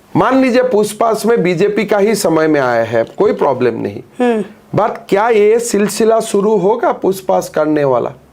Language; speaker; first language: Hindi; non-native, local second language; Assamese